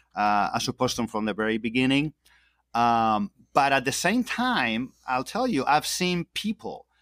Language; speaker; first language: English; non-native, fluent; Spanish